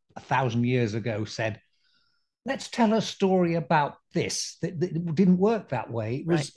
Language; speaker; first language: English; native; English